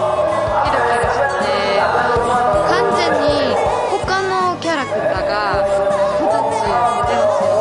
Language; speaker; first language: Japanese; non-native, fluent; Korean